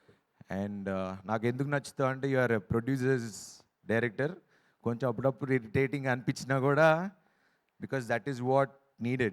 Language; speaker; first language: Telugu; native; Telugu